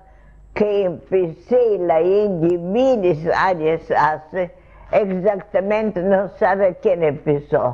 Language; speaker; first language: Spanish; non-native, fluent; Russian